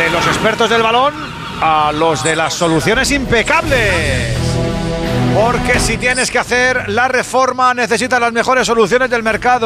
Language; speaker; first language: Spanish; native; Spanish